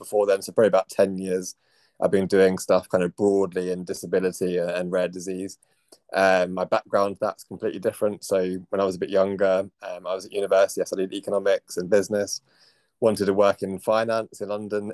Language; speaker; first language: English; native; English